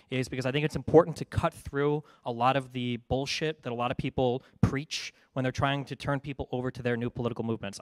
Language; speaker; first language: English; native; English